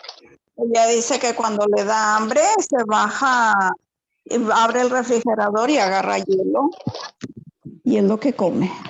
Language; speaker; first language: Spanish; native; Spanish